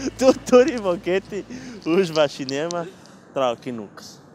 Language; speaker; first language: Lithuanian; non-native, learner; Spanish